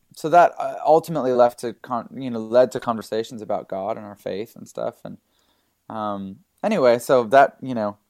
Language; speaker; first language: English; native; English